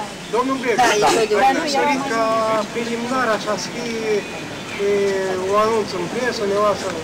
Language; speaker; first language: Romanian; native; Romanian